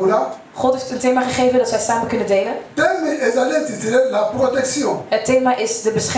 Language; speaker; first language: Dutch; non-native, fluent; Lingala